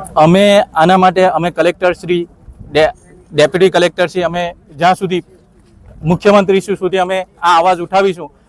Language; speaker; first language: Gujarati; native; Gujarati